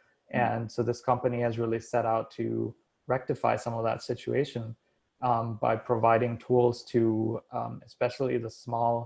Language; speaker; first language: English; non-native, fluent; German